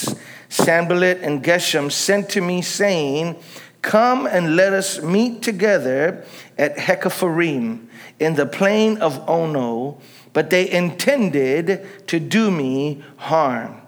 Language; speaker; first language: English; native; English